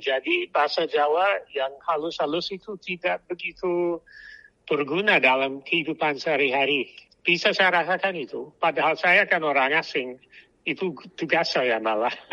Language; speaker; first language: Indonesian; non-native, fluent; English